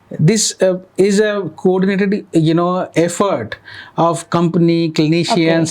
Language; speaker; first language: English; non-native, local second language; Hindi